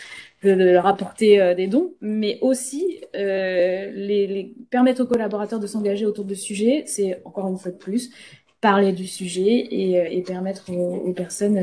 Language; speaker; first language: French; native; French